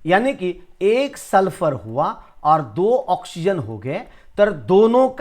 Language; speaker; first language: Hindi; non-native, local second language; Marathi